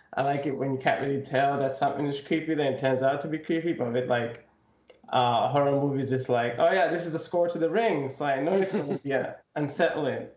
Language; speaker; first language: English; non-native, local second language; Nyanja